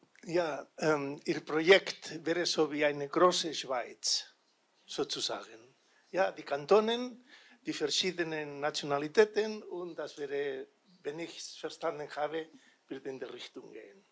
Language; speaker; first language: German; non-native, fluent; Catalan